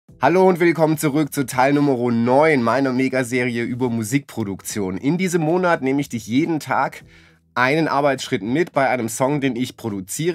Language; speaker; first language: German; native; German